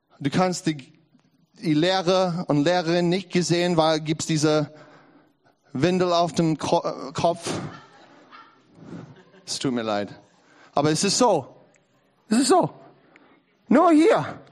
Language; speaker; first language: German; non-native, learner; English